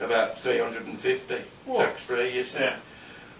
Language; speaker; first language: English; native; English